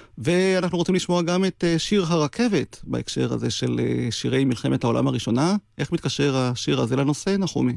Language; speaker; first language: Hebrew; native; Hebrew